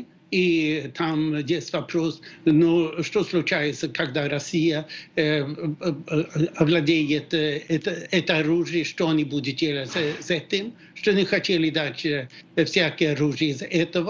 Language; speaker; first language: Russian; non-native, fluent; Swedish